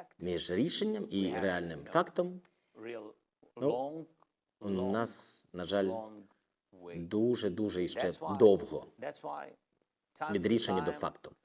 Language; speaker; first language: Ukrainian; non-native, local second language; Russian